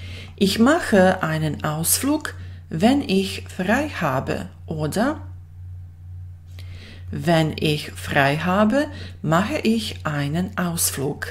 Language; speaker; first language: German; non-native, fluent; Bosnian